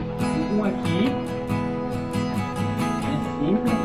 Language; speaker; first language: Portuguese; non-native, learner; French